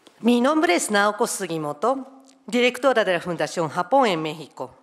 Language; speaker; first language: Spanish; non-native, fluent; Japanese